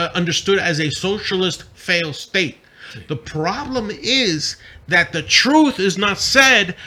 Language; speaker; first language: English; non-native, local second language; Spanish